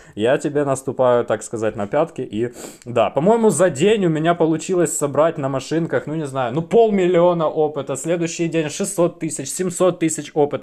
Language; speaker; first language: Russian; native; Russian